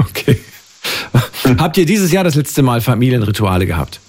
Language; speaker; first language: German; native; German